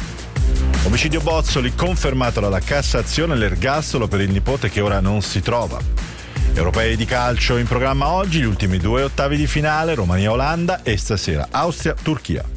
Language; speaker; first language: Italian; native; Italian